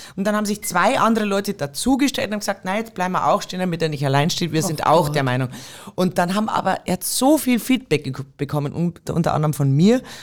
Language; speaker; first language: German; native; German